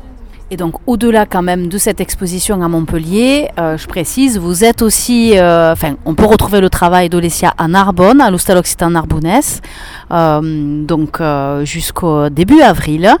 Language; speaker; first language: French; native; French